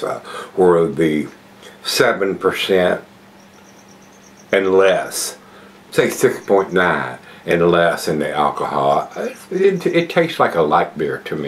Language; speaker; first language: English; native; English